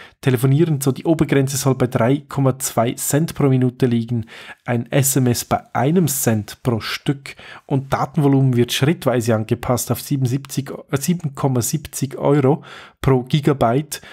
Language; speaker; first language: German; native; German